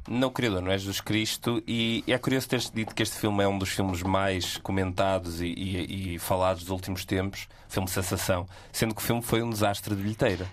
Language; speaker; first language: Portuguese; native; Portuguese